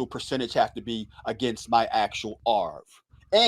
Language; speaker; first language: English; native; English